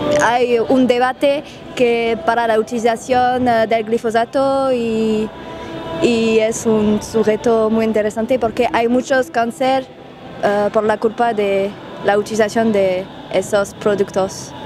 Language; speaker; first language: Spanish; non-native, learner; French